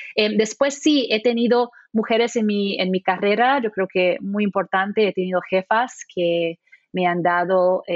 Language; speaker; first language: Spanish; non-native, fluent; English